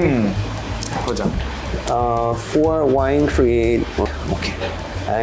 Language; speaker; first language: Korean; non-native, learner; French